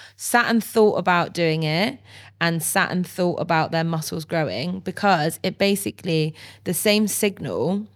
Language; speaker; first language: English; native; English